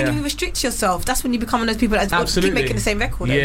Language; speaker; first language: English; native; English